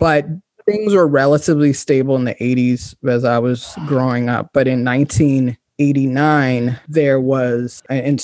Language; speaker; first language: English; native; English